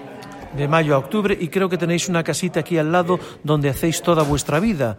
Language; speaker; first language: Spanish; native; Spanish